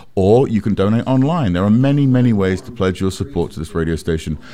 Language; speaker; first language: English; native; English